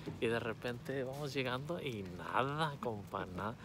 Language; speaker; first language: Spanish; early bilingual, heritage; Spanish